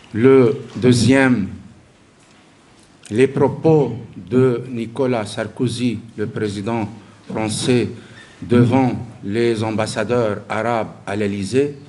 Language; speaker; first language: French; non-native, local second language; Arabic